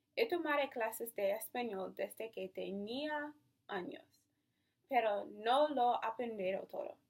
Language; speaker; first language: Spanish; non-native, learner; English